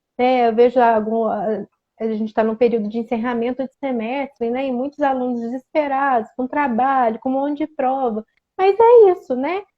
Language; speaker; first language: Portuguese; native; Portuguese